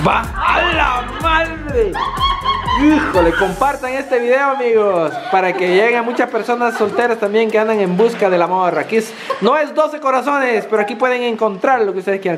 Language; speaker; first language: Spanish; native; Spanish